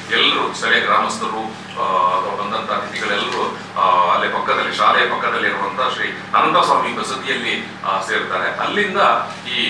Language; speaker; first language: Kannada; non-native, local second language; Tulu